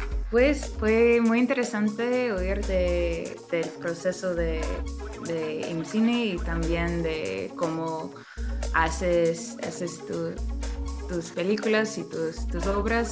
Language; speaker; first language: Spanish; non-native, fluent; English